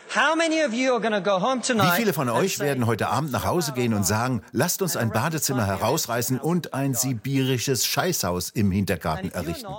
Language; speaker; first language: German; non-native, fluent; Russian